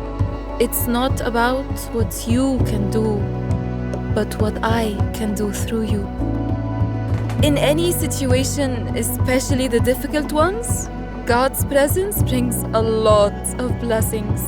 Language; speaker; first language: English; non-native, fluent; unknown